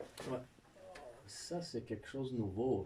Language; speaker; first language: French; non-native, fluent; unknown